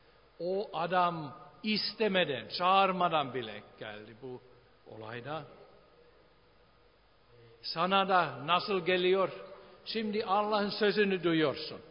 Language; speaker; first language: Turkish; non-native, fluent; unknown